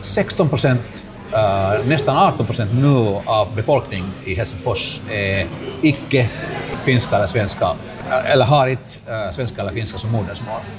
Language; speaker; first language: Swedish; non-native, local second language; Finnish